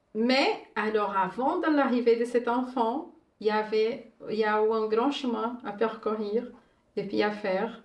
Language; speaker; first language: French; non-native, fluent; Portuguese